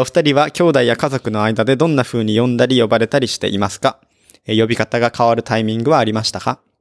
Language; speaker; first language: Japanese; native; Japanese